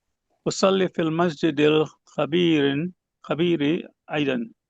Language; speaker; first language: Arabic; non-native, learner; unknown